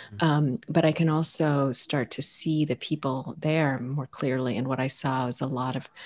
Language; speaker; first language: English; native; English